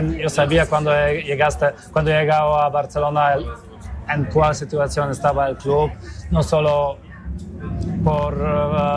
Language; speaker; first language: Spanish; non-native, fluent; Polish